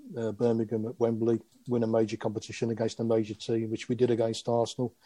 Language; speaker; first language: English; native; English